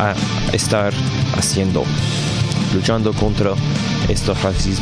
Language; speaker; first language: Spanish; non-native, learner; English